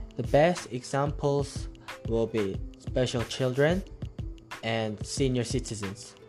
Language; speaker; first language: English; early bilingual, other home language; Korean